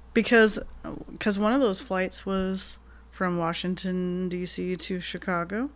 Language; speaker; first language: English; native; English